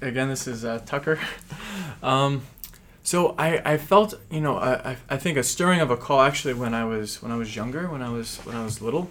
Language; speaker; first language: English; native; English